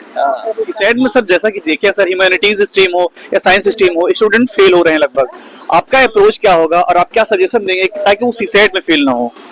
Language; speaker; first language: Hindi; native; Hindi